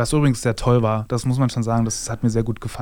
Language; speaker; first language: German; native; German